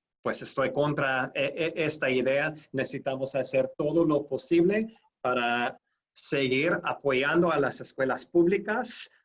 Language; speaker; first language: Spanish; non-native, fluent; English